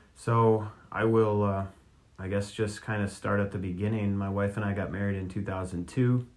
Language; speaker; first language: English; native; English